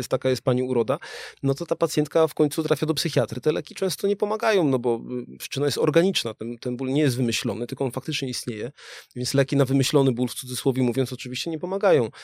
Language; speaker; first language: Polish; native; Polish